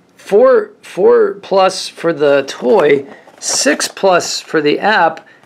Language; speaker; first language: English; native; English